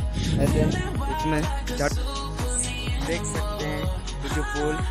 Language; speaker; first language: Hindi; non-native, local second language; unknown